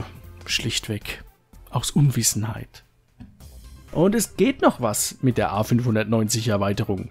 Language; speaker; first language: German; native; German